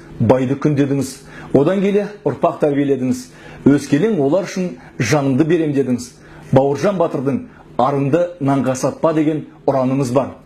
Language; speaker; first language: Kazakh; native; Kazakh